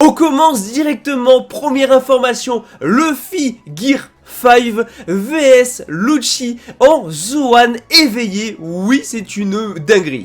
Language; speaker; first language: French; native; French